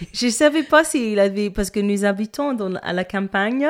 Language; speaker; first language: French; non-native, fluent; English